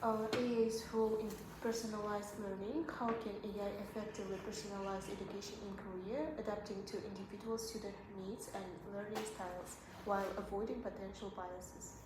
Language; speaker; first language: English; non-native, learner; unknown